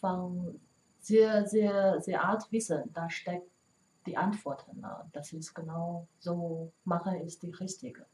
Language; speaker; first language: German; non-native, learner; Chinese